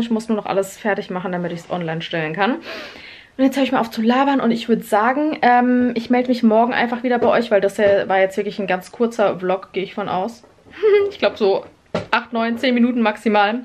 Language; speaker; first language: German; native; German